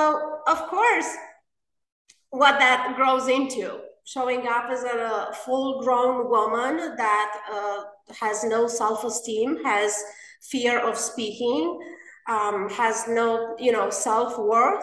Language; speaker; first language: English; non-native, fluent; Romanian